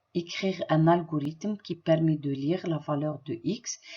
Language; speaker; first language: French; non-native, local second language; Arabic